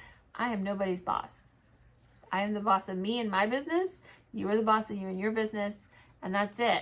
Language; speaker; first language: English; native; English